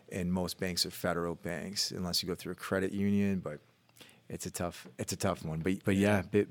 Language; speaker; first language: English; native; English